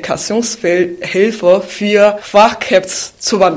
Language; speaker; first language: German; non-native, fluent; Chinese